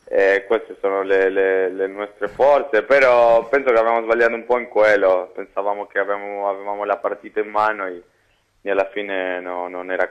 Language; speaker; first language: Italian; non-native, fluent; Spanish